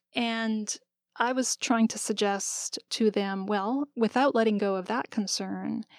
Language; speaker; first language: English; native; English